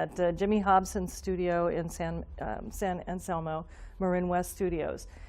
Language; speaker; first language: English; native; English